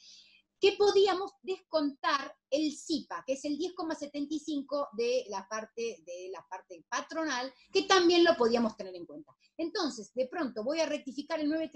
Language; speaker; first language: Spanish; native; Spanish